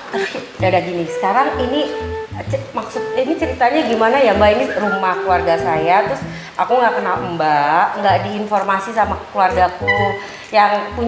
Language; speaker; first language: Indonesian; native; Indonesian